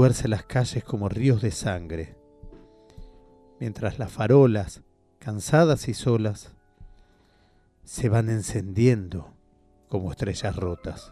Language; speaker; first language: Spanish; native; Spanish